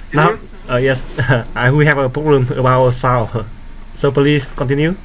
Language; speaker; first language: English; non-native, learner; Vietnamese